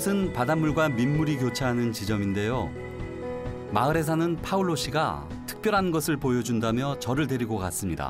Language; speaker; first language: Korean; native; Korean